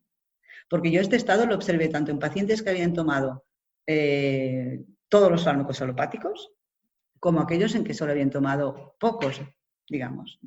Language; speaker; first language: Spanish; native; Spanish